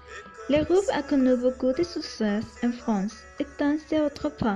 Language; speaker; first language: French; non-native, learner; Spanish